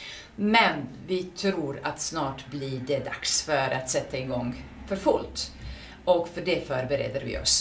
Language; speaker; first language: Swedish; non-native, fluent; Serbian